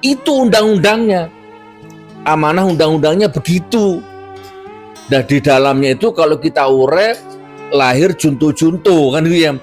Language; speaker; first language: Indonesian; non-native, local second language; Madurese